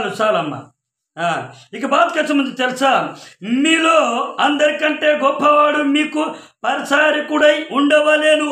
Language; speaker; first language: Telugu; non-native, local second language; Koya